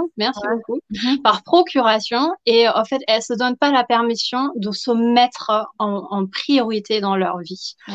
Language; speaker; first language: French; non-native, fluent; German